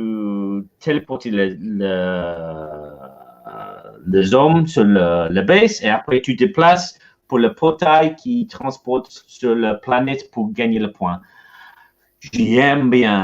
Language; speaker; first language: French; non-native, learner; English